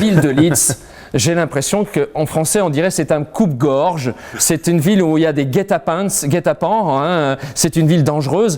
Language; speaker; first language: French; native; French